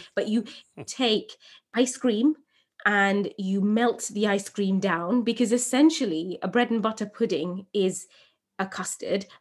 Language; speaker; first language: English; native; English